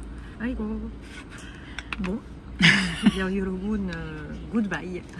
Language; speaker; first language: Korean; non-native, fluent; French